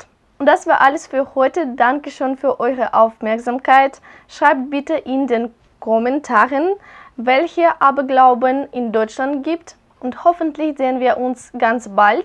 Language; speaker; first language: German; non-native, learner; Russian